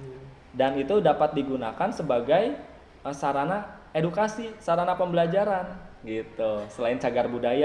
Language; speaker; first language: Indonesian; native; Indonesian